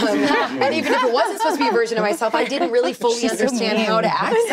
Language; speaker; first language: English; native; English